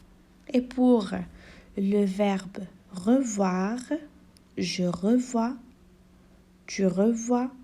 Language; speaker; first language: French; non-native, local second language; Arabic